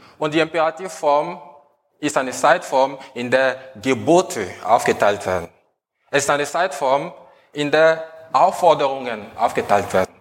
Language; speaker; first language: German; non-native, fluent; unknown